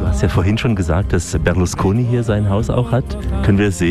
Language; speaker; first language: German; native; German